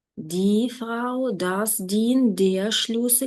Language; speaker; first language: German; non-native, fluent; Ukrainian